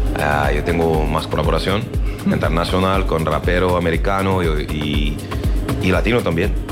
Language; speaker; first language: Spanish; non-native, learner; French